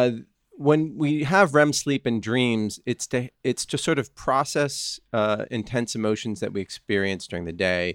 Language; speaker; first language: English; native; English